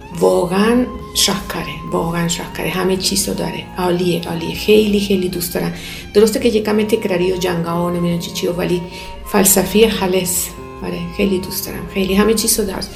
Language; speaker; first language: Persian; non-native, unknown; Spanish